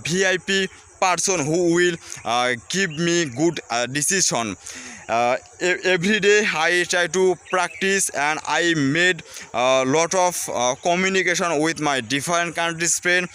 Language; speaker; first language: English; non-native, learner; Bangla